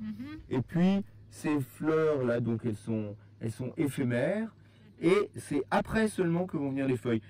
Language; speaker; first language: French; native; French